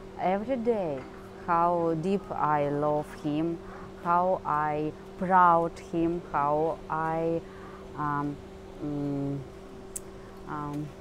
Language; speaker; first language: English; non-native, learner; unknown